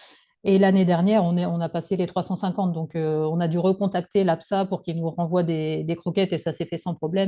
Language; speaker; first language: French; native; French